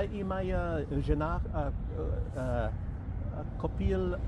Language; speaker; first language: Russian; non-native, learner; English